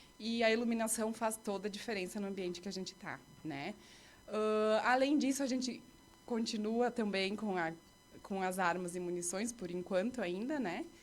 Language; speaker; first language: Portuguese; native; Portuguese